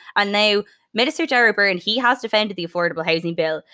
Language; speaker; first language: English; native; English